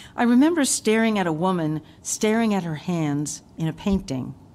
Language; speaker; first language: English; native; English